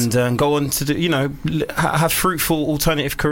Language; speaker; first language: English; native; English